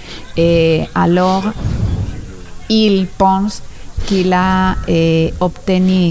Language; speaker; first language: French; non-native, learner; Spanish